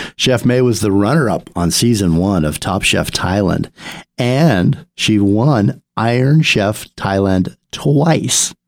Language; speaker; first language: English; native; English